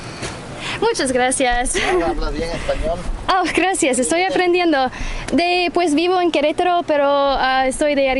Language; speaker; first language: Spanish; non-native, learner; English